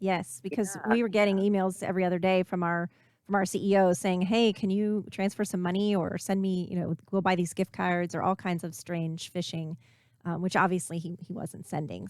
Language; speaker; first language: English; native; English